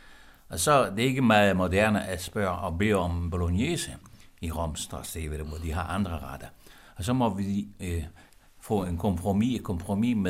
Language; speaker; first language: Danish; non-native, fluent; Italian